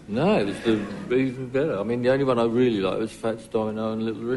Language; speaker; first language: English; native; English